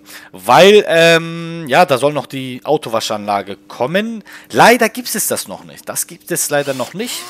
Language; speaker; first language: German; native; German